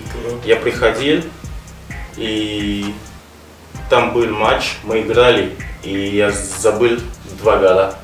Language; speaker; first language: Russian; non-native, fluent; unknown